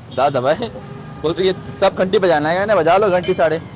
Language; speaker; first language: Hindi; native; Hindi